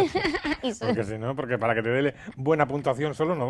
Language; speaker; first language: Spanish; native; Spanish